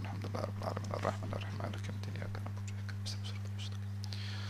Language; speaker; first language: Arabic; non-native, fluent; Malay